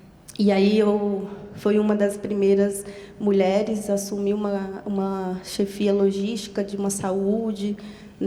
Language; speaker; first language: Portuguese; non-native, local second language; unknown